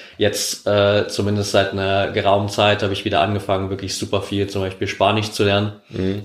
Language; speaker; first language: German; native; German